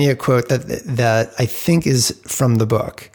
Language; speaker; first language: English; native; English